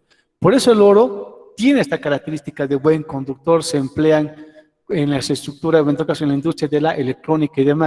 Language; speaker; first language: Spanish; native; Spanish